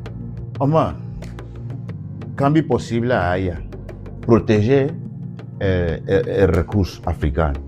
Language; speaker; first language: Catalan; non-native, learner; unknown